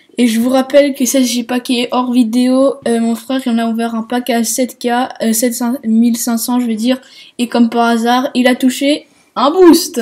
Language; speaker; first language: French; native; French